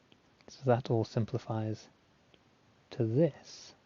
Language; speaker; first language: English; native; English